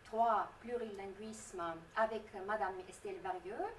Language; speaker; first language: French; non-native, fluent; Romanian